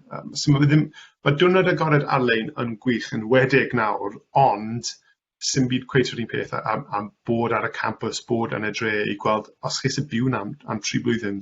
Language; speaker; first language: Welsh; non-native, local second language; English